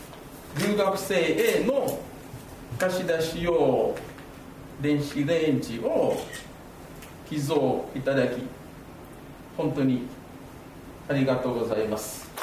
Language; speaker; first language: Japanese; non-native, fluent; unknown